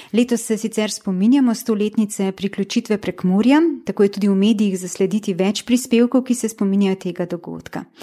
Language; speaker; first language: Slovenian; native; Slovenian